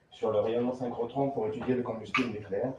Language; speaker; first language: French; native; French